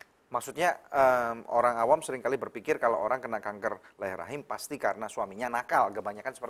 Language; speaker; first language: Indonesian; native; Indonesian